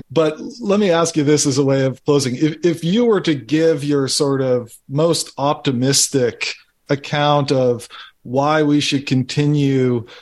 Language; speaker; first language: English; native; English